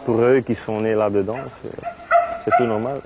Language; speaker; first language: French; non-native, local second language; Dutch